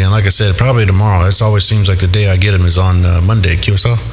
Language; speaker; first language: English; native; English